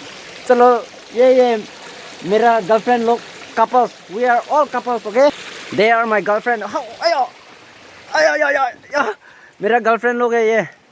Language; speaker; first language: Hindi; non-native, local second language; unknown